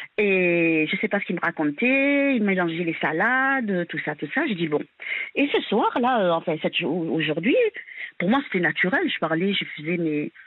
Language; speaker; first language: French; native; French